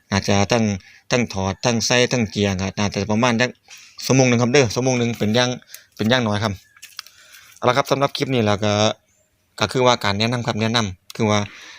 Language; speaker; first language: Thai; native; Thai